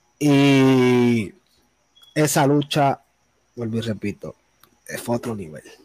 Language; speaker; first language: Spanish; native; Spanish